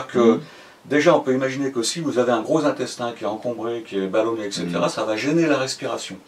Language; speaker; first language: French; native; French